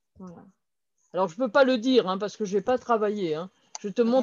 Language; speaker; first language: French; non-native, fluent; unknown